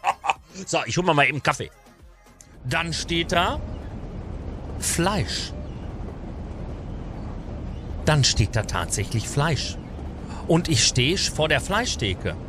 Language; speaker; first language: German; native; German